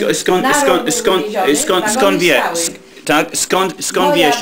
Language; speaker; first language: Polish; non-native, learner; English